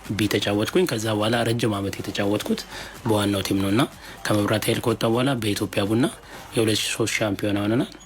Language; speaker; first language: Amharic; native; Amharic